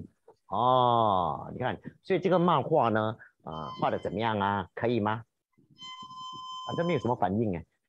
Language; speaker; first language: Chinese; native; Chinese